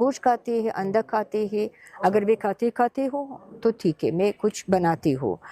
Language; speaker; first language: Hindi; non-native, fluent; Tajik